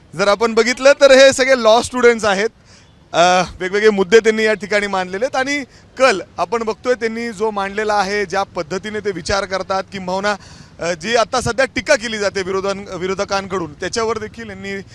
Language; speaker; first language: Marathi; native; Marathi